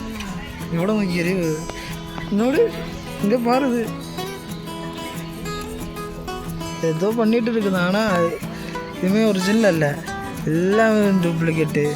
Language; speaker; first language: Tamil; non-native, learner; Malayalam